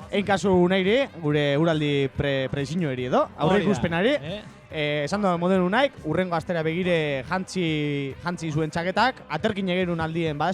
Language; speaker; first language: Basque; native; Basque